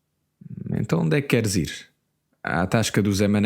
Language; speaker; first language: Portuguese; non-native, learner; English